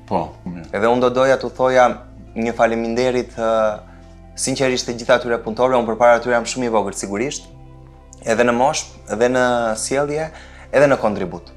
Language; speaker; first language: Albanian; native; Albanian